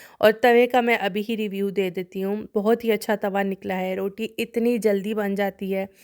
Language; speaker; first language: Urdu; non-native, local second language; Punjabi